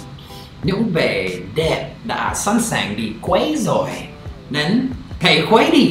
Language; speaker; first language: Vietnamese; non-native, fluent; English